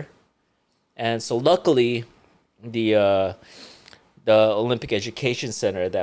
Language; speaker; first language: English; early bilingual, other home language; Iloko